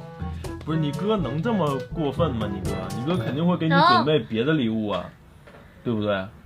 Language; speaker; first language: Chinese; native; Chinese